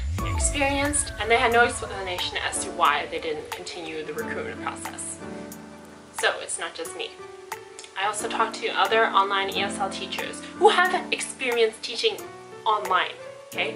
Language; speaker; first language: English; native; English